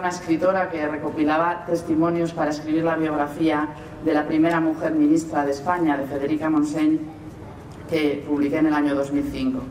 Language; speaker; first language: Spanish; native; Spanish